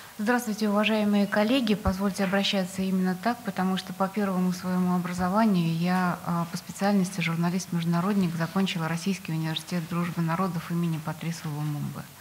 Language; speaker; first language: Russian; native; Russian